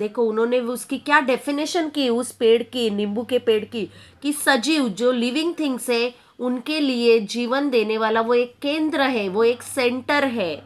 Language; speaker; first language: Hindi; non-native, local second language; Marathi